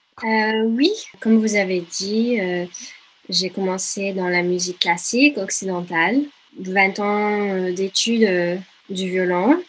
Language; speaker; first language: French; non-native, fluent; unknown